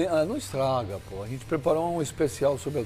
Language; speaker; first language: Portuguese; native; Portuguese